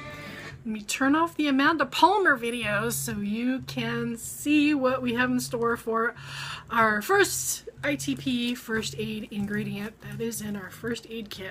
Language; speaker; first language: English; native; English